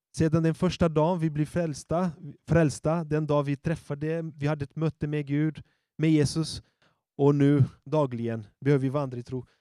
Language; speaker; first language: Swedish; non-native, fluent; Portuguese